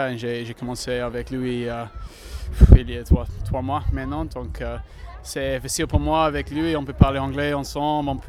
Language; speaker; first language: French; non-native, learner; English